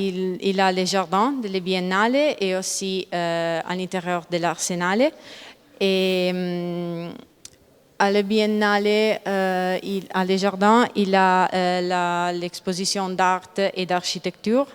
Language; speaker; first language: French; non-native, learner; Italian